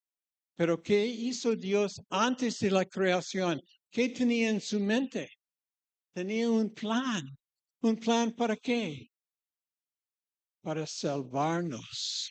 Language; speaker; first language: Spanish; non-native, fluent; English